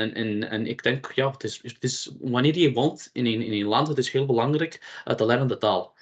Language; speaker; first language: Dutch; non-native, learner; English